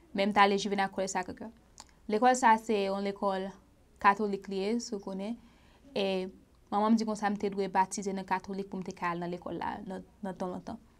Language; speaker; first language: Haitian Creole; native; Haitian Creole